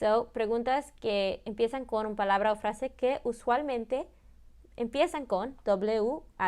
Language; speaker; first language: Spanish; early bilingual, heritage; Spanish